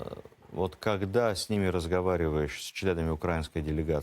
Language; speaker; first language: Russian; native; Russian